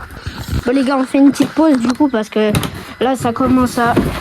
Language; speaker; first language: French; native; French